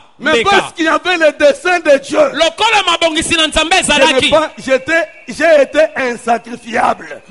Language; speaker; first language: French; non-native, local second language; Lingala